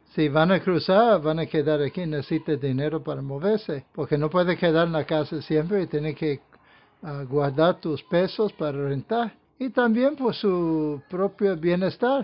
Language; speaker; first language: Spanish; non-native, fluent; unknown